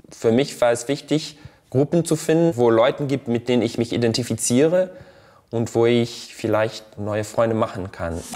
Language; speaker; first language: German; non-native, fluent; Portuguese